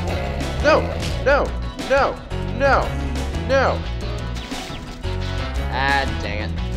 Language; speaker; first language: English; native; English